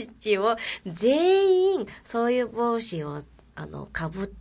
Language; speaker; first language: Japanese; non-native, fluent; Mongolian